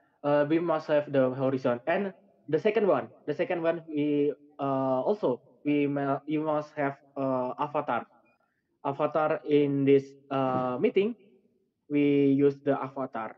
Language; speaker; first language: English; non-native, learner; Indonesian